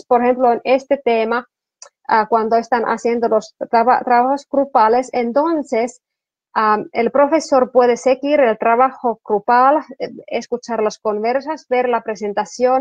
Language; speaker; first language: Spanish; non-native, fluent; Finnish